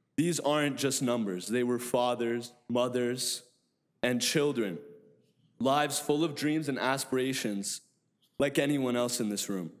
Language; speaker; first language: English; native; English